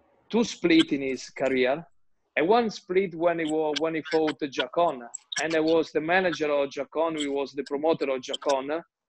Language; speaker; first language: English; non-native, fluent; Italian